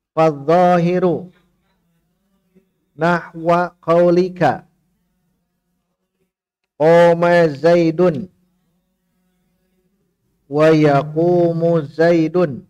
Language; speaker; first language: Arabic; non-native, learner; Indonesian